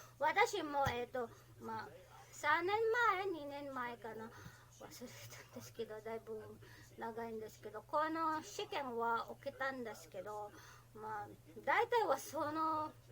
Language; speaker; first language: Japanese; non-native, learner; Filipino